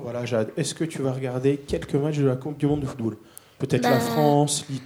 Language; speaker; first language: French; native; French